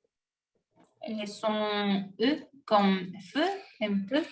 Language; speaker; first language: French; non-native, learner; Spanish